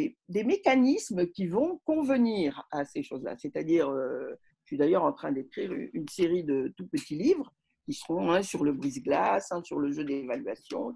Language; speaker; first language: French; native; French